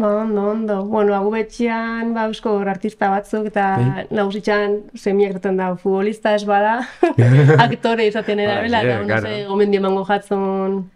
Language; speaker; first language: Basque; native; Basque